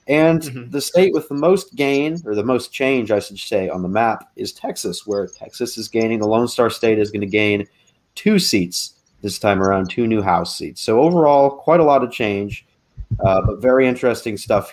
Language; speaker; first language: English; native; English